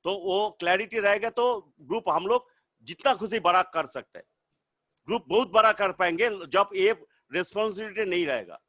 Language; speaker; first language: Hindi; non-native, local second language; Bangla